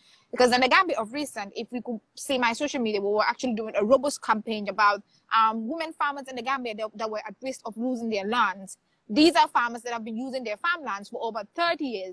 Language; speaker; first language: English; non-native, local second language; Wolof